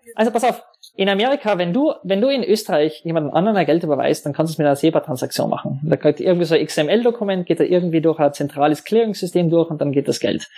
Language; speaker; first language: German; native; German